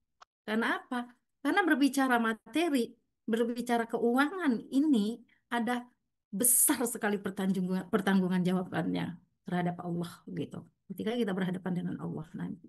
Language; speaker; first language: Indonesian; native; Indonesian